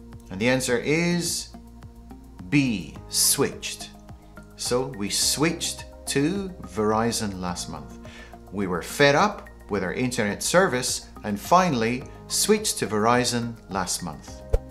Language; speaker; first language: English; native; English